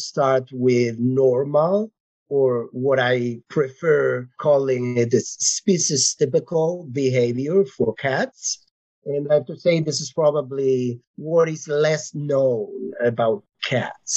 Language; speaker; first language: English; non-native, fluent; Italian